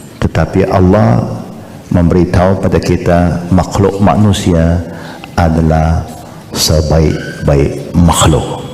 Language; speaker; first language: Malay; non-native, local second language; Chinese